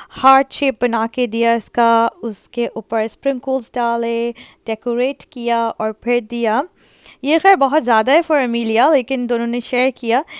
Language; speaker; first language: Urdu; native; Urdu